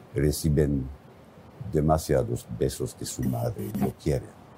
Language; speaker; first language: Spanish; non-native, fluent; English